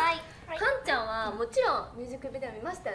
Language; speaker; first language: Japanese; native; Japanese